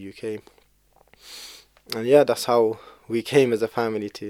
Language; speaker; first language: English; native; English